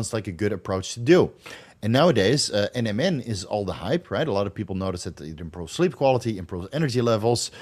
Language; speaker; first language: English; non-native, fluent; Dutch